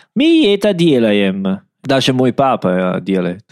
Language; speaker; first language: Russian; non-native, learner; Italian